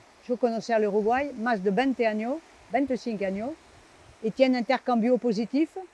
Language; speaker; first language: Spanish; non-native, learner; French